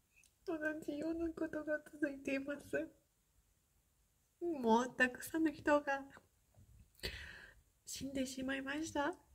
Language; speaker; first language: Japanese; non-native, fluent; Ukrainian